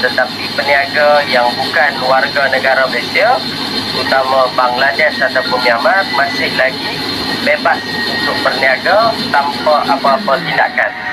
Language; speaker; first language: Malay; native; Malay